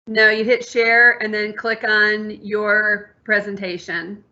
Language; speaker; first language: English; native; English